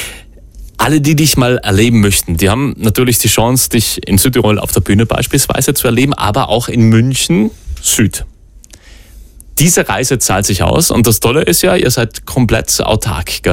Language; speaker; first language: German; native; German